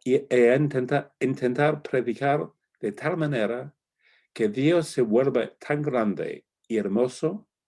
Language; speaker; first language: Spanish; non-native, fluent; English